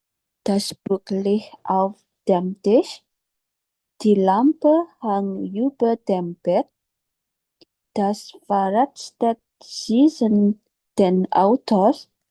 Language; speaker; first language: German; non-native, learner; Indonesian